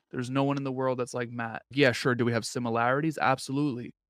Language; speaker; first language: English; native; English